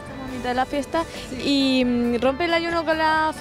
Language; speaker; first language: Spanish; native; Spanish